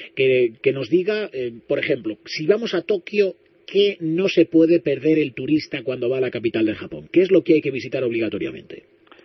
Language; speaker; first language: Spanish; native; Spanish